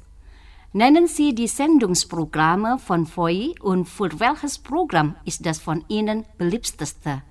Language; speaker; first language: German; non-native, fluent; Indonesian